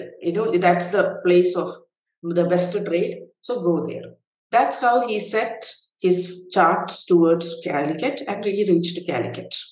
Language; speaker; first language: English; non-native, local second language; Malayalam